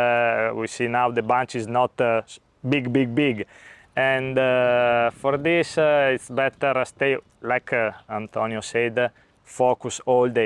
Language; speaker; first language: English; non-native, learner; Italian